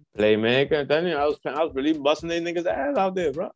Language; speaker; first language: English; early bilingual, other home language; Spanish